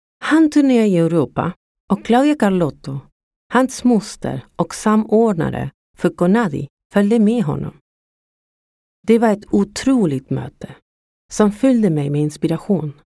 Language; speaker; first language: Swedish; non-native, fluent; Spanish